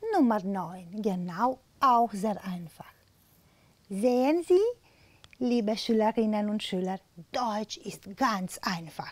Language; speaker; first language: German; non-native, fluent; Romanian